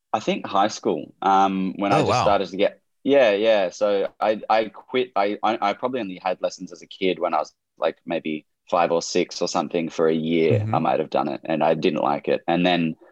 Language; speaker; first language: English; native; English